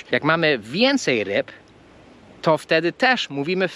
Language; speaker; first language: Polish; non-native, fluent; English